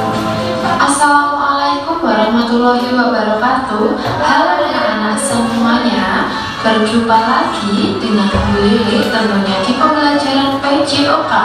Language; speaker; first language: Indonesian; native; Indonesian